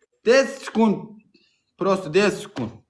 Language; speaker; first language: Russian; non-native, learner; Turkmen